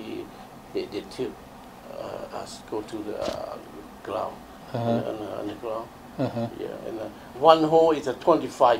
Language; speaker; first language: English; non-native, learner; Lao